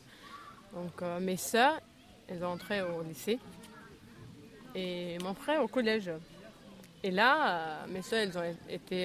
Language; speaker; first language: French; non-native, fluent; Albanian